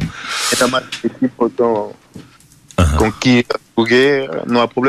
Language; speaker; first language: Portuguese; non-native, fluent; Haitian Creole